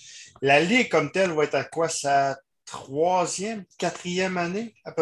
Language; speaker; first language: French; native; French